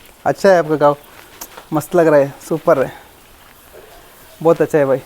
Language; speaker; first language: Hindi; non-native, local second language; Kannada